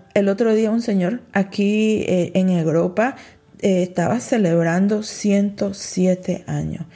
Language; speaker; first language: Spanish; early bilingual, heritage; Spanish